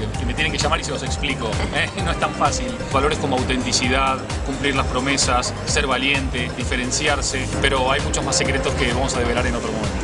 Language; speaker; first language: Spanish; native; Spanish